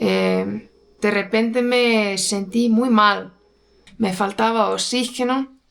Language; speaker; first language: Spanish; non-native, fluent; Portuguese